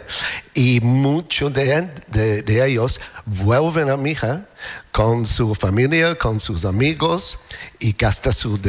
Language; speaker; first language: Spanish; non-native, learner; English